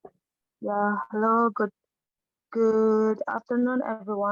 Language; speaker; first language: English; non-native, learner; Indonesian